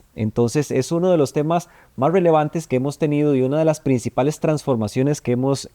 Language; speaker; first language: Spanish; native; Spanish